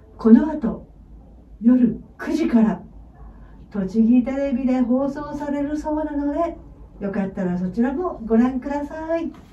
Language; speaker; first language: Japanese; native; Japanese